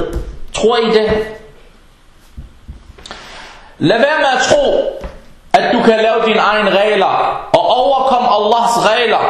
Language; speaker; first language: Danish; early bilingual, other home language; Arabic